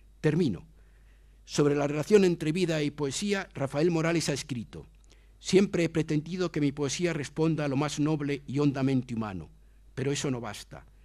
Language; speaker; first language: Spanish; native; Spanish